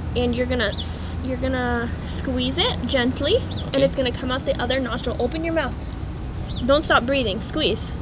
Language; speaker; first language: English; non-native, fluent; Serbian